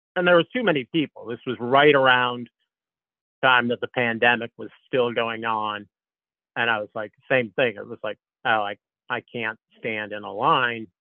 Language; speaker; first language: English; native; English